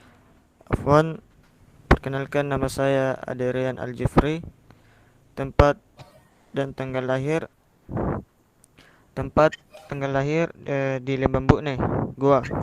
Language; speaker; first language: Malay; non-native, local second language; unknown